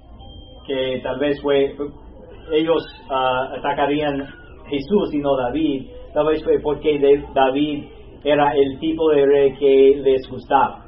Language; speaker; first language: Spanish; non-native, fluent; English